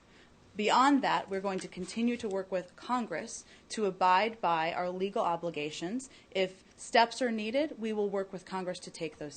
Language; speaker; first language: English; native; English